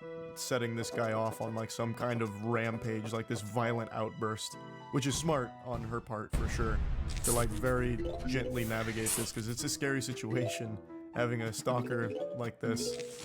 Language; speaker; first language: English; native; English